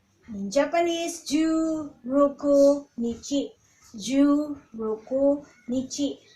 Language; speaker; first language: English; non-native, local second language; Filipino